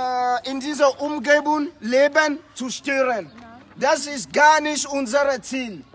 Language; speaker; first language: German; non-native, fluent; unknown